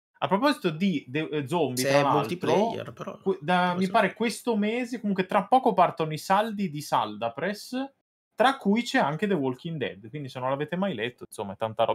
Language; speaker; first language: Italian; native; Italian